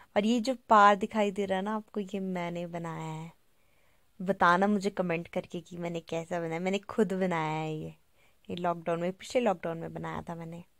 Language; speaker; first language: Hindi; native; Hindi